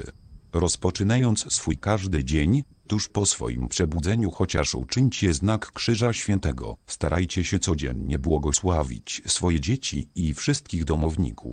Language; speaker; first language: Polish; native; Polish